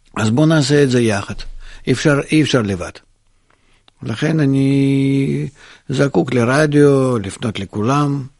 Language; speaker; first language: Hebrew; non-native, fluent; Russian